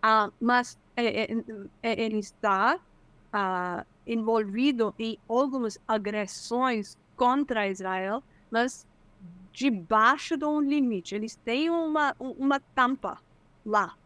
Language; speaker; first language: Portuguese; non-native, fluent; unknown